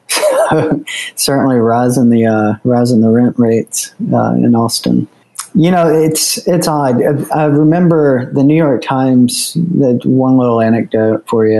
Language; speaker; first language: English; native; English